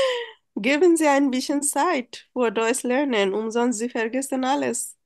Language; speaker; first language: German; non-native, fluent; Bangla